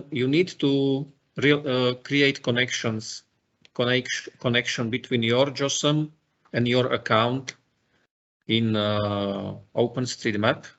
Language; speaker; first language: English; non-native, fluent; Slovak